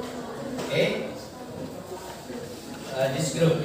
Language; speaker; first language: English; non-native, learner; Indonesian